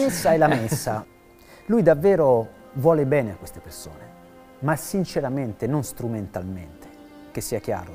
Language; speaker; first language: Italian; native; Italian